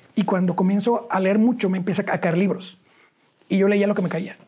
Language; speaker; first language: Spanish; native; Spanish